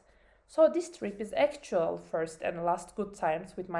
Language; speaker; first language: English; non-native, learner; Turkish